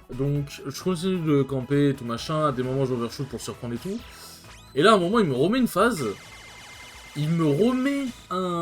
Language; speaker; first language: French; native; French